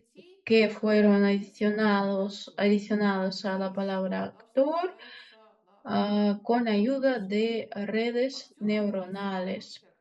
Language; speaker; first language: Spanish; non-native, fluent; Russian